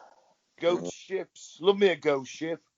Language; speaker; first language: English; native; English